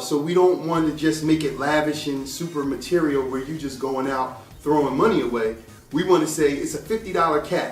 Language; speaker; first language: English; native; English